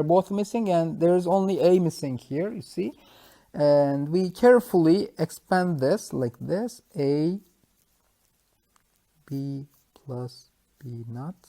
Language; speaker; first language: English; non-native, fluent; Turkish